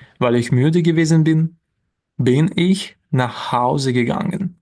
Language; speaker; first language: German; non-native, fluent; Ukrainian